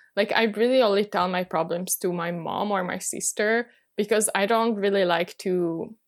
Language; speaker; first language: English; non-native, fluent; Hungarian